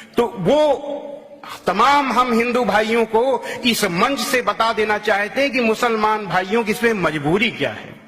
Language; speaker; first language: Hindi; native; Hindi